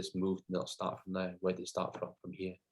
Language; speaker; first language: English; native; English